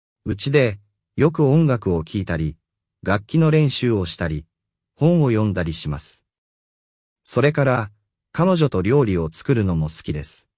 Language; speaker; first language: Japanese; non-native, fluent; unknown